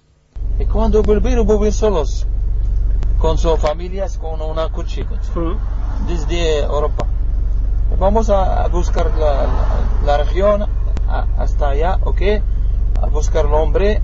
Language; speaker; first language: Spanish; non-native, learner; Arabic